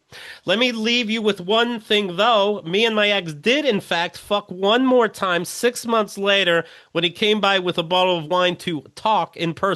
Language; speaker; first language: English; native; English